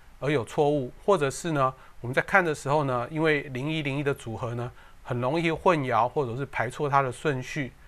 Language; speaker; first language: Chinese; native; Chinese